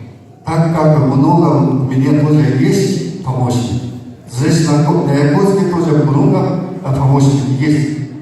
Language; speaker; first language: Russian; non-native, learner; Japanese